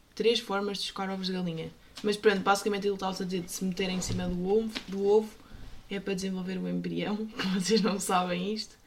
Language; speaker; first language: Portuguese; native; Portuguese